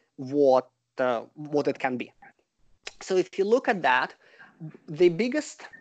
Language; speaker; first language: English; non-native, fluent; Russian